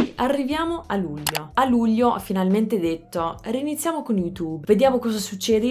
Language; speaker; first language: Italian; non-native, fluent; English